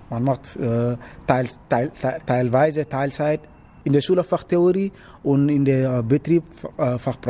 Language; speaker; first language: German; non-native, learner; Wolof